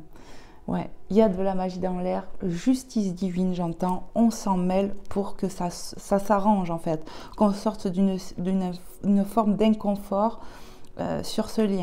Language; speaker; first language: French; native; French